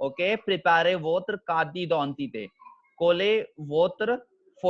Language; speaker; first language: French; non-native, fluent; Hindi